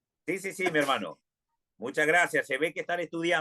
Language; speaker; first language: Spanish; native; Spanish